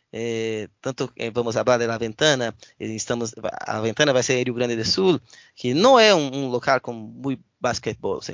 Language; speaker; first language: Spanish; non-native, learner; Portuguese